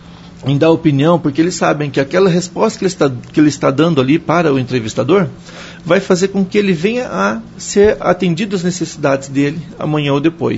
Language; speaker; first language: Portuguese; native; Portuguese